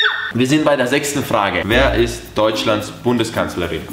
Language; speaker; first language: German; native; German